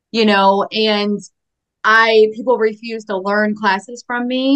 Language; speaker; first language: English; native; English